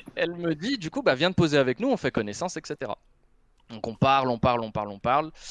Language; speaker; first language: French; native; French